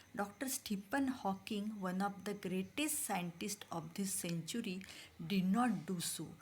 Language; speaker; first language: English; non-native, local second language; Marathi